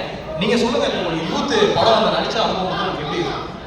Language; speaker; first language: Tamil; native; Tamil